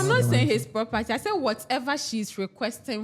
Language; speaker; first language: English; non-native, local second language; Akan